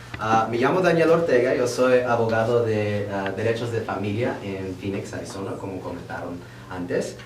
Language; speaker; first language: Spanish; early bilingual, heritage; Spanish